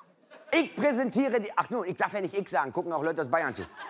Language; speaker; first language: German; native; German